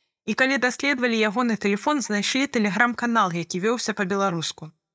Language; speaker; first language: Belarusian; non-native, fluent; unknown